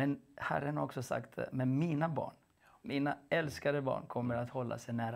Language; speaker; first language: Swedish; non-native, fluent; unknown